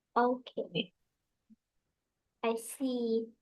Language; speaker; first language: English; non-native, learner; Vietnamese